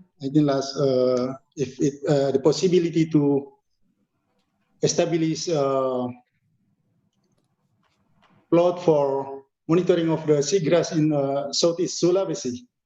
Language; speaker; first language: English; non-native, learner; Indonesian